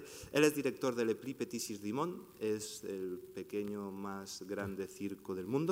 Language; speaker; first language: Spanish; native; Spanish